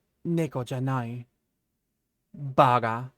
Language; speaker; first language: Japanese; non-native, fluent; English